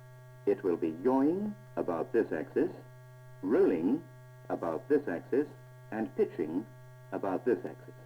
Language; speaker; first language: English; native; English